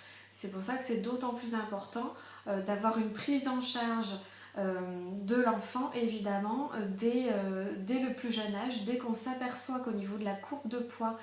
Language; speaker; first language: French; native; French